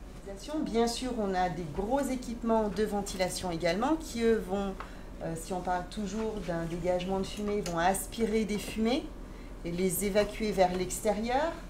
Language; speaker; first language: French; native; French